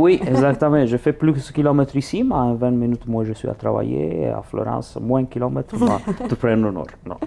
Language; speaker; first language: French; non-native, learner; Italian